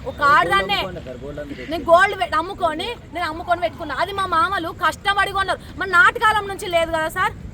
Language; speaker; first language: Telugu; native; Telugu